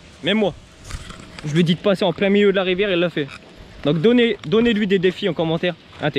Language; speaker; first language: French; native; French